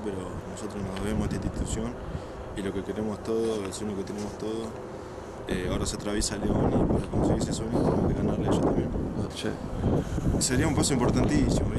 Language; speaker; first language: Spanish; native; Spanish